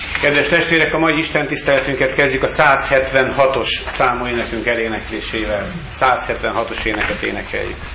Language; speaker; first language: Hungarian; native; Hungarian